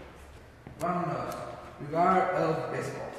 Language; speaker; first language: Spanish; non-native, learner; English